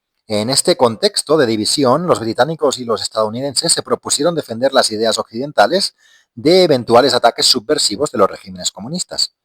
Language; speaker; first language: Spanish; native; Spanish